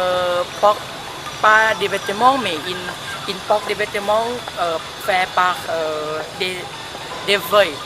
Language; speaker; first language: French; non-native, learner; Thai